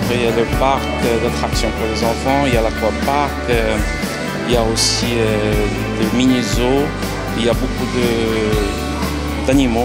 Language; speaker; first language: French; non-native, local second language; Arabic